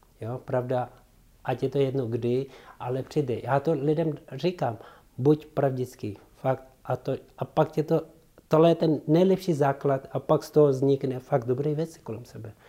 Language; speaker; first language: Czech; non-native, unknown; Tibetan